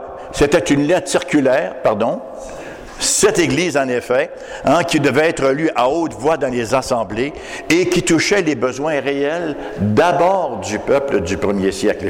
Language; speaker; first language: French; native; French